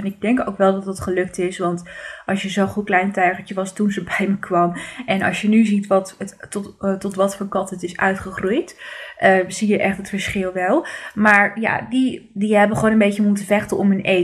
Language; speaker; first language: Dutch; native; Dutch